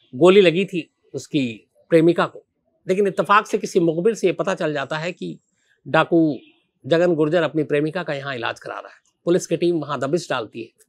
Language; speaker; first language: Hindi; native; Hindi